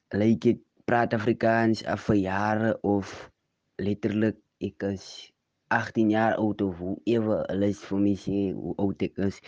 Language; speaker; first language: Afrikaans; non-native, local second language; English